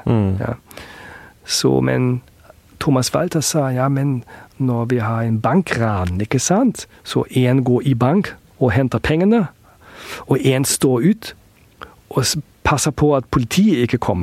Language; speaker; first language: Norwegian; early bilingual, heritage; German